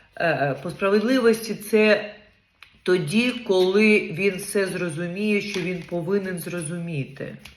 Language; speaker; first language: Ukrainian; non-native, local second language; Russian